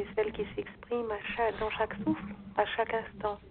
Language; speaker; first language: French; non-native, fluent; Portuguese